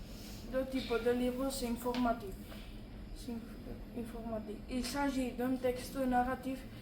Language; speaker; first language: French; non-native, learner; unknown